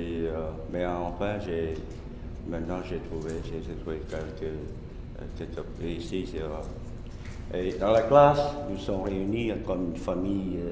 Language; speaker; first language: French; non-native, learner; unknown